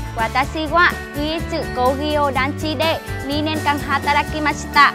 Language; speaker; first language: Japanese; non-native, learner; Vietnamese